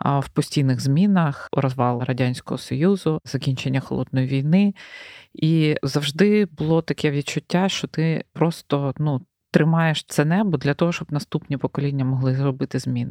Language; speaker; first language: Ukrainian; native; Ukrainian